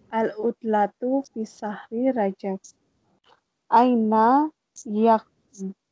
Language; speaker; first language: Arabic; non-native, learner; Malay